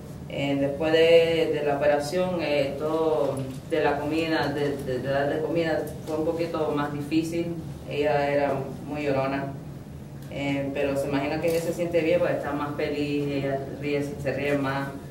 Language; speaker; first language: Spanish; early bilingual, heritage; Spanish